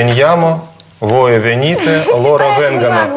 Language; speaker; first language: Italian; non-native, learner; Russian